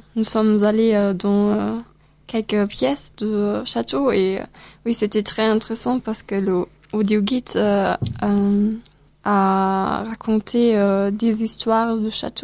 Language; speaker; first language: French; non-native, learner; German